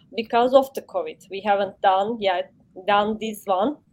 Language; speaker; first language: English; non-native, learner; Turkish